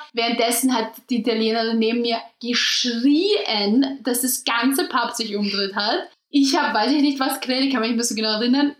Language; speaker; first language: German; native; German